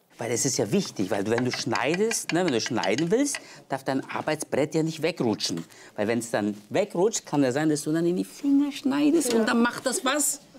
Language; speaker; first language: German; early bilingual, other home language; Turkish